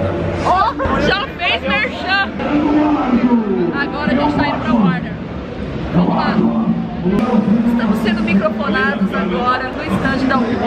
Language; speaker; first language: Portuguese; native; Portuguese